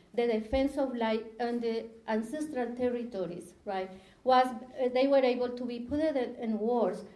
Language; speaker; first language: English; non-native, fluent; Spanish